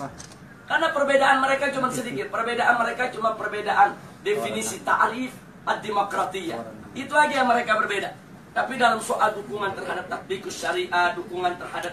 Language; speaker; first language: Indonesian; native; Indonesian